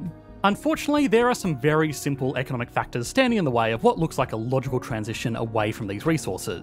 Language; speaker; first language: English; native; English